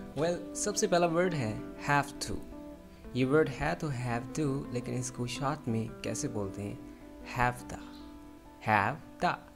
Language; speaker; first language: Urdu; native; Urdu